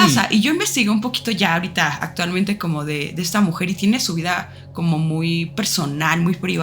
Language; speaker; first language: Spanish; native; Spanish